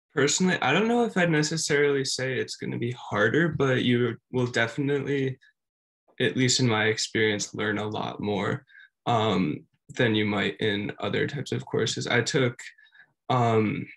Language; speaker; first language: English; native; English